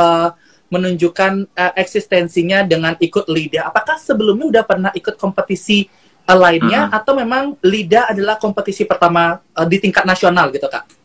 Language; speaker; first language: Indonesian; native; Indonesian